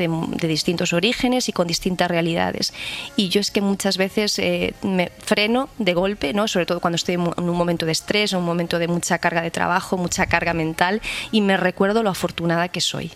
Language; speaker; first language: Spanish; native; Spanish